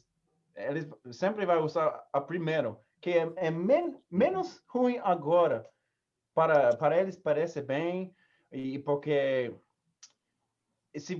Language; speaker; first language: Portuguese; non-native, learner; English